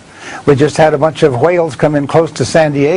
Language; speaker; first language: English; native; English